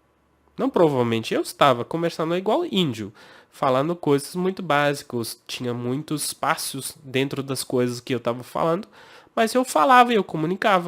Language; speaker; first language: Portuguese; non-native, fluent; English